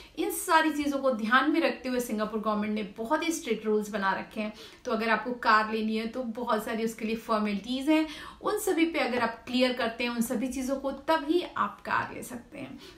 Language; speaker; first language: Hindi; native; Hindi